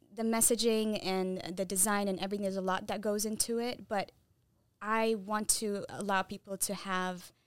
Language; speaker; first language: English; non-native, fluent; Tigrinya